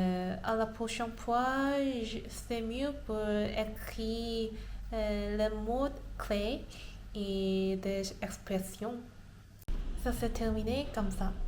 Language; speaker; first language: French; non-native, learner; Korean